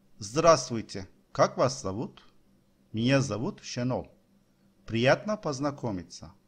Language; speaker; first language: Russian; non-native, learner; Turkish